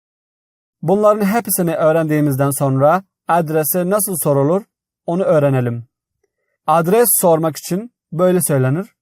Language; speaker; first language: Turkish; non-native, fluent; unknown